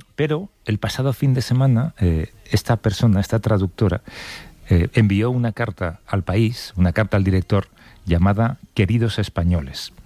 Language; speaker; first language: Spanish; native; Spanish